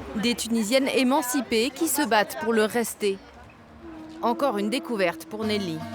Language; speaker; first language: French; native; French